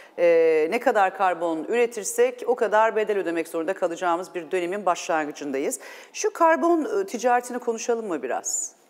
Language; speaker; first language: Turkish; native; Turkish